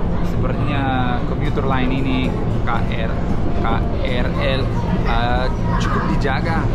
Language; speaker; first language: Indonesian; non-native, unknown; English